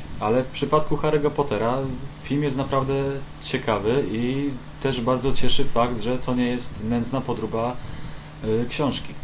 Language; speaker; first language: Polish; native; Polish